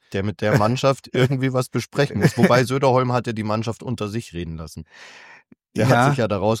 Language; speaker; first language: German; native; German